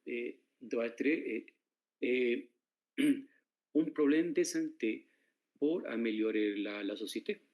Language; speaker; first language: French; non-native, fluent; Spanish